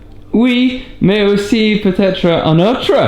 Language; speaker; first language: French; non-native, learner; English